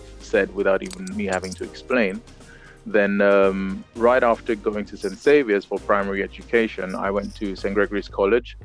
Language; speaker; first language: English; non-native, local second language; Yoruba